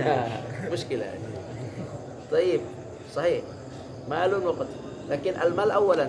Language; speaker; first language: Arabic; non-native, fluent; Indonesian